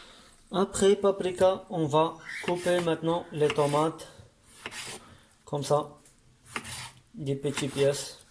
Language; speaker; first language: French; non-native, learner; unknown